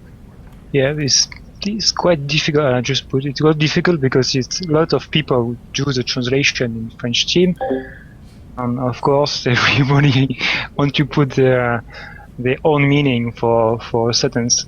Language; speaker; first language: English; non-native, learner; French